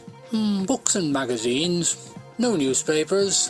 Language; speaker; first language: English; non-native, fluent; Italian